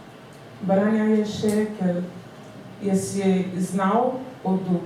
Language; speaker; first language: Slovenian; non-native, learner; Portuguese